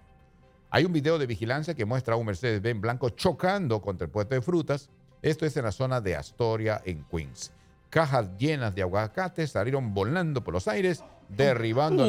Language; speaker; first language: Spanish; native; Spanish